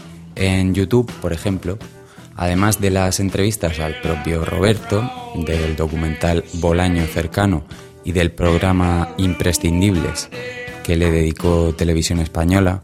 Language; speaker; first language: Spanish; native; Spanish